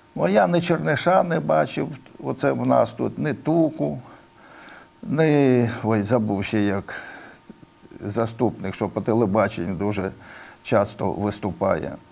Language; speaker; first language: Ukrainian; non-native, local second language; Russian